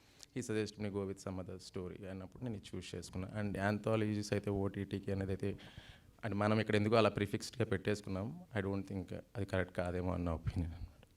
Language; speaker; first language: Telugu; native; Telugu